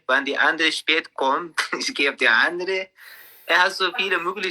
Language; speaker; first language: German; non-native, learner; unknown